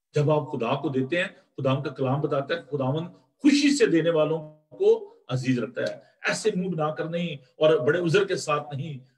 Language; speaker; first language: Urdu; non-native, local second language; Punjabi